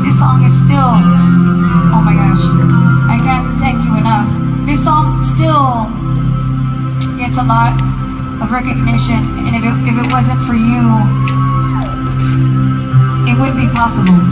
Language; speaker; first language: English; early bilingual, other home language; Spanish